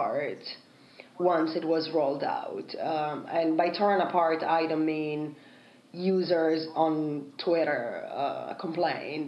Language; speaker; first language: English; non-native, fluent; Italian